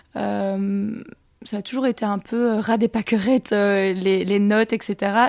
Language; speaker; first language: French; native; French